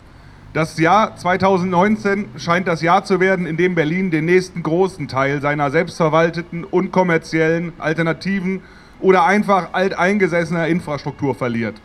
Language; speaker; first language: German; native; German